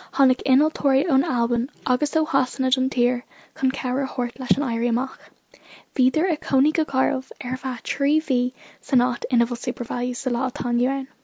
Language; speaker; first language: Irish; non-native, local second language; English